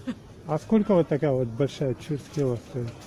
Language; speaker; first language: Russian; native; Russian